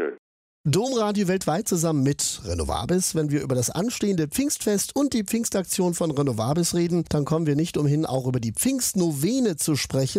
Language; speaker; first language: German; native; German